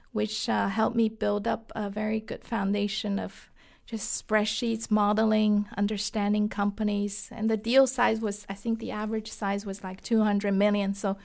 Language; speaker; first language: English; non-native, fluent; Chinese